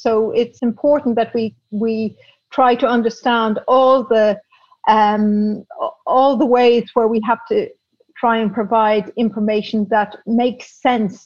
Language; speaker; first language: English; native; English